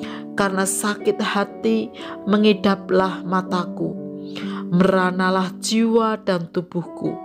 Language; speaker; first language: Indonesian; native; Indonesian